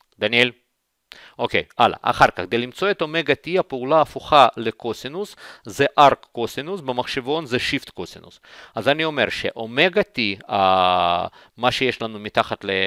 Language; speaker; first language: Hebrew; non-native, fluent; Russian